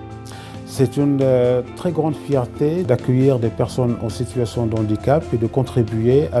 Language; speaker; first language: French; native; French